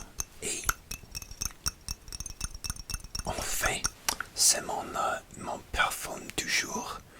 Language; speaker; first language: French; non-native, learner; English